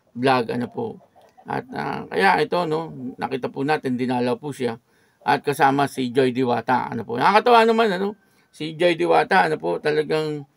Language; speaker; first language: Filipino; native; Filipino